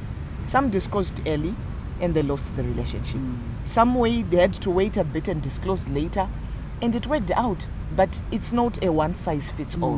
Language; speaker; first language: English; non-native, local second language; Shona